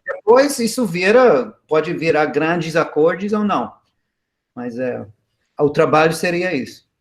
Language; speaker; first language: Portuguese; non-native, fluent; English